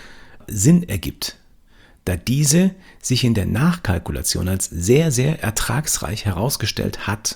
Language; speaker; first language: German; native; German